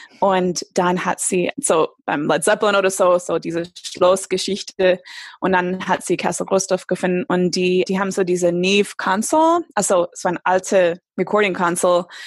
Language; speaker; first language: German; non-native, fluent; English